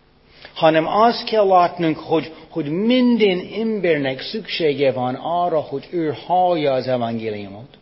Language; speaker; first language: Hungarian; non-native, fluent; English